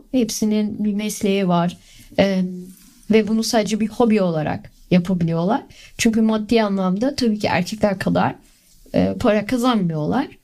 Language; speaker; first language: Turkish; early bilingual, heritage; Turkish